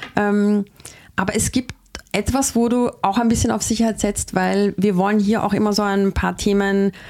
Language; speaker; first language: German; native; German